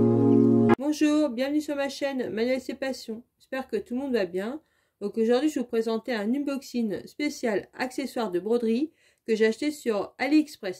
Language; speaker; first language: French; native; French